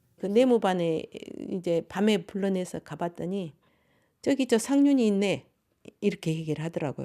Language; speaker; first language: Korean; native; Korean